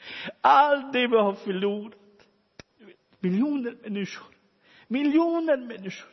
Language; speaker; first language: Swedish; non-native, fluent; Romany